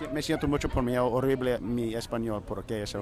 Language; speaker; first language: Spanish; non-native, learner; English